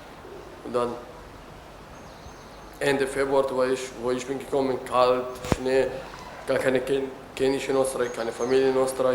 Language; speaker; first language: German; non-native, learner; Romany